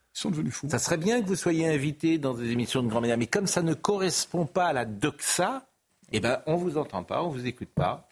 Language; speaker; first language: French; native; French